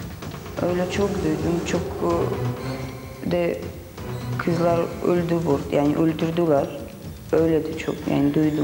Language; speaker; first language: Turkish; non-native, learner; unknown